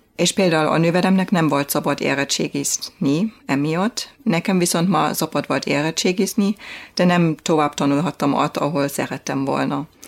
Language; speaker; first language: Hungarian; non-native, fluent; German